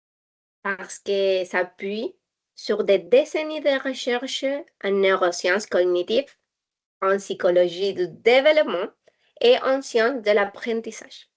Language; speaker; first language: French; non-native, learner; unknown